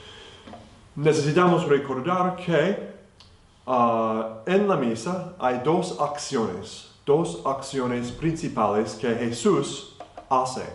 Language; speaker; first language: Spanish; non-native, fluent; English